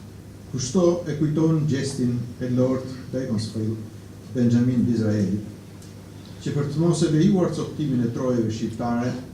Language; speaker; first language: Albanian; native; Albanian